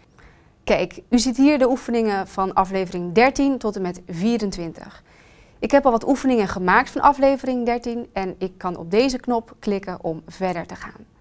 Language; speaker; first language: Dutch; native; Dutch